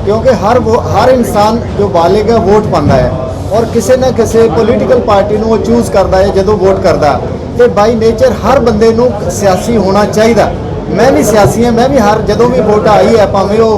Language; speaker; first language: Hindi; non-native, local second language; Punjabi